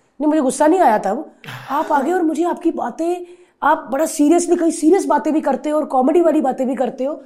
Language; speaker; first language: Hindi; native; Hindi